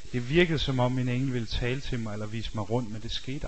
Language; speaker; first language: Danish; native; Danish